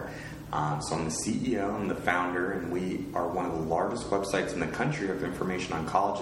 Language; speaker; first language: English; native; English